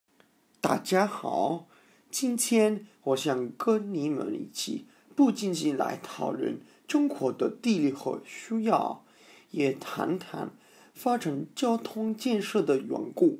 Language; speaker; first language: Chinese; non-native, fluent; English